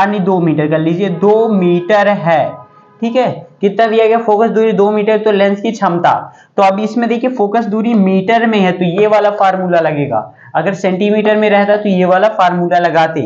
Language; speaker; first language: Hindi; native; Hindi